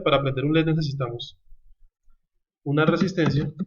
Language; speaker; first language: Spanish; native; Spanish